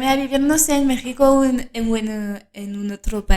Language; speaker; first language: Spanish; non-native, fluent; French